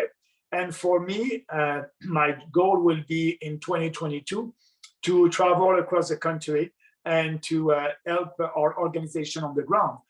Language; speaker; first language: English; non-native, local second language; French